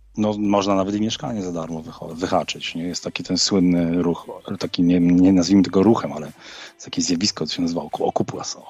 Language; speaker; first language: Polish; native; Polish